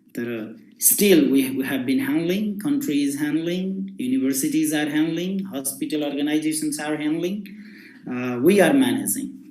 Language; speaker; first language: English; non-native, local second language; Nepali